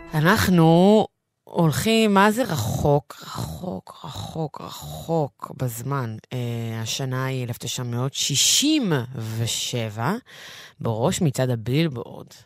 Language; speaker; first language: Hebrew; native; Hebrew